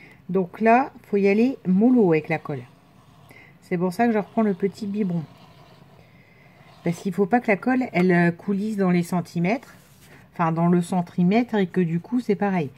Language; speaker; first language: French; native; French